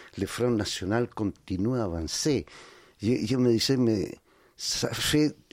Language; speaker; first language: French; non-native, learner; Spanish